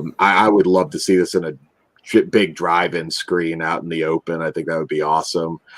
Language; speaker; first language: English; native; English